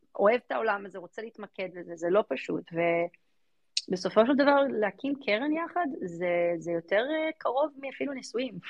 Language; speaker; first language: Hebrew; early bilingual, other home language; English